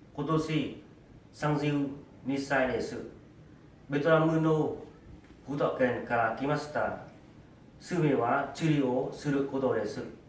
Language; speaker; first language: Japanese; non-native, learner; Vietnamese